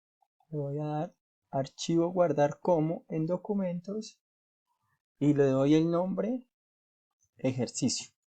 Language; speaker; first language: Spanish; native; Spanish